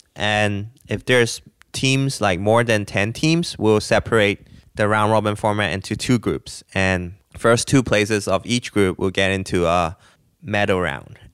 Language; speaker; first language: English; non-native, local second language; Cantonese